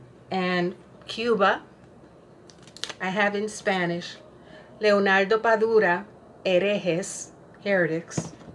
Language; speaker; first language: English; non-native, fluent; Spanish